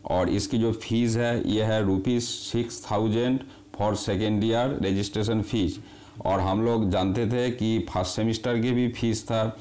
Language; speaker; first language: Hindi; non-native, local second language; Bangla